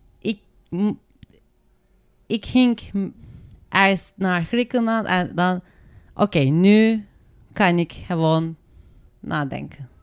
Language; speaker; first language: Dutch; non-native, learner; Turkish